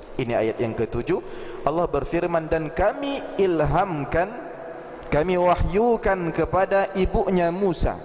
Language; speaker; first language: Malay; native; Malay